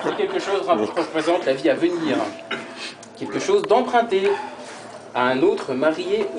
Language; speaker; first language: French; native; French